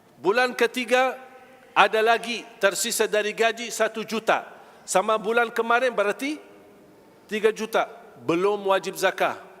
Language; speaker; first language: Malay; non-native, fluent; Arabic